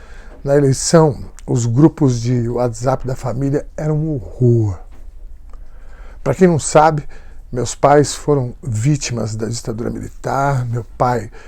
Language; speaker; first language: Portuguese; native; Portuguese